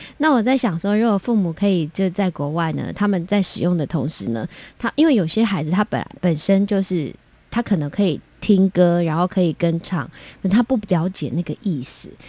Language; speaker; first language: Chinese; non-native, local second language; Min Nan Chinese